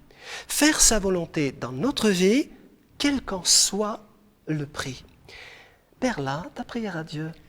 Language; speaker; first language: French; non-native, local second language; Arabic